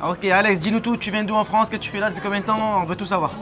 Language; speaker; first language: French; native; French